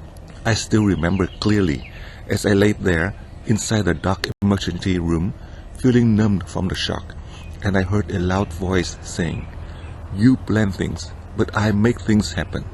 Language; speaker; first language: English; non-native, fluent; Vietnamese